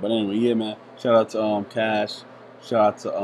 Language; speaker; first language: English; native; English